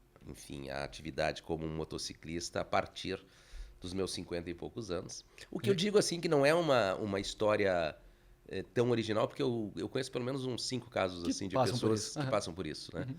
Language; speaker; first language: Portuguese; native; Portuguese